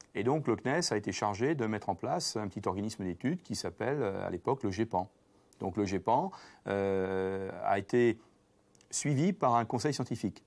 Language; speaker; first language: French; native; French